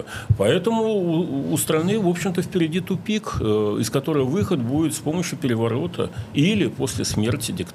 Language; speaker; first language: Russian; native; Russian